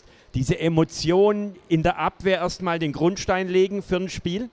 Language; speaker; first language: German; native; German